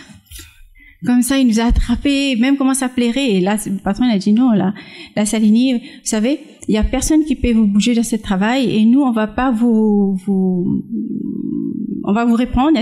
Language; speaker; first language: French; non-native, fluent; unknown